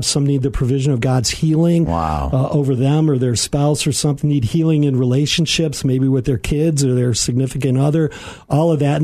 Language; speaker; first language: English; native; English